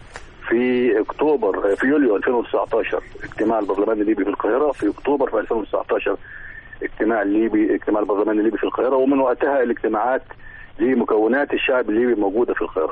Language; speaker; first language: Arabic; native; Arabic